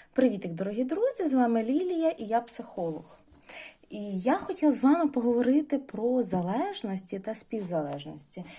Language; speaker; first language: Ukrainian; non-native, local second language; Russian